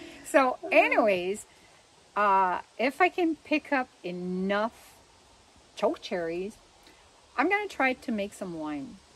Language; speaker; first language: English; early bilingual, other home language; French